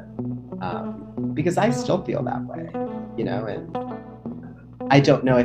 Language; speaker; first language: English; early bilingual, other home language; Spanish